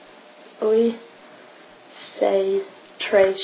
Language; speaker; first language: French; non-native, learner; English